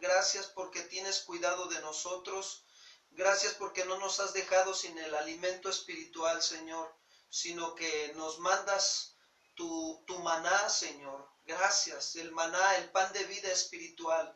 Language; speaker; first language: Spanish; native; Spanish